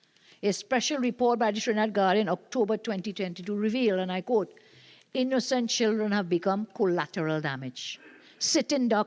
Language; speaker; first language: English; native; English